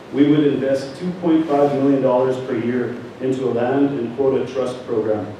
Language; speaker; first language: English; native; English